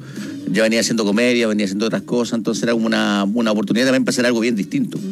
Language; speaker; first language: Spanish; native; Spanish